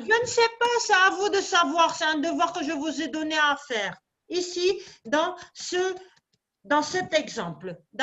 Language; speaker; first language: French; non-native, local second language; Arabic